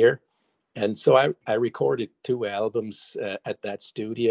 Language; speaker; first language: English; non-native, fluent; German